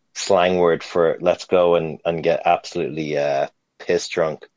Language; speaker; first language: English; native; English